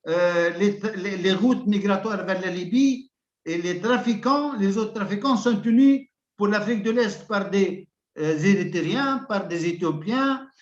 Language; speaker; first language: French; non-native, local second language; Arabic